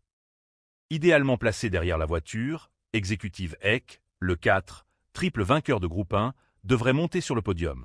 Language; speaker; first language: French; native; French